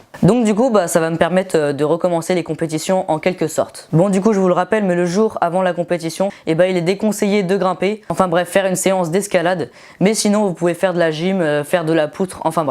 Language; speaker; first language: French; native; French